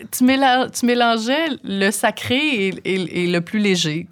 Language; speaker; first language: French; native; French